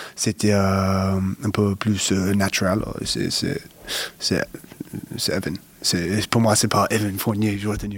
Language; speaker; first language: French; non-native, fluent; English